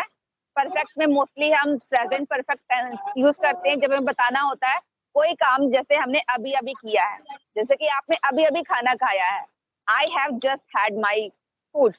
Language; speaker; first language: Hindi; native; Hindi